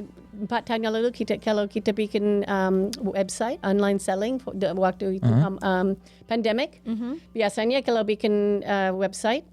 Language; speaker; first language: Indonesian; non-native, fluent; English